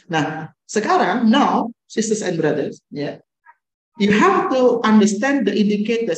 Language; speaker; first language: English; non-native, fluent; Indonesian